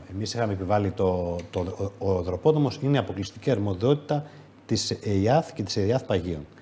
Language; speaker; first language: Greek; native; Greek